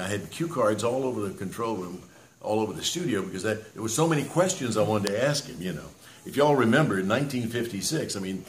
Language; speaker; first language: English; native; English